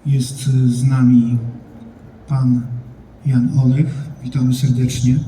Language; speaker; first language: Polish; native; Polish